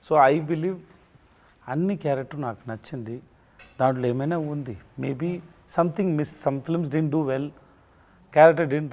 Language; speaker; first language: Telugu; non-native, learner; Tamil